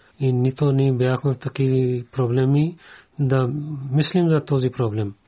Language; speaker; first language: Bulgarian; non-native, learner; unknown